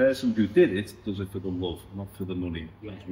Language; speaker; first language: English; native; English